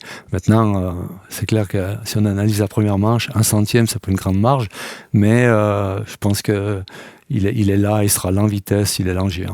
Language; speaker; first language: French; native; French